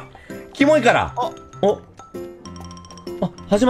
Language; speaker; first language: Japanese; native; Japanese